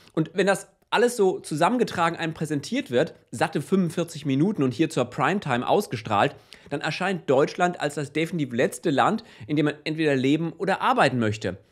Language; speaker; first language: German; native; German